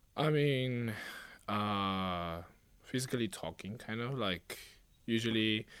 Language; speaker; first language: English; non-native, fluent; Japanese